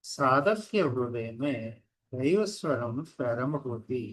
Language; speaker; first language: Hindi; non-native, local second language; Telugu